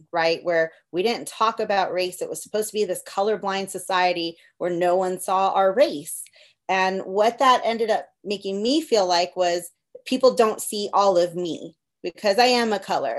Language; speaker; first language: English; early bilingual, other home language; Spanish